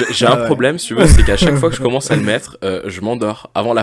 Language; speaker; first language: French; native; French